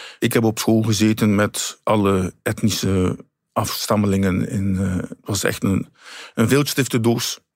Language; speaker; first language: Dutch; native; Dutch